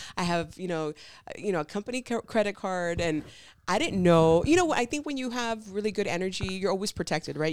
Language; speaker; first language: English; early bilingual, other home language; Spanish